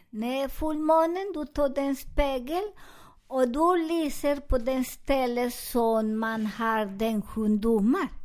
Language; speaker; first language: Swedish; non-native, learner; Spanish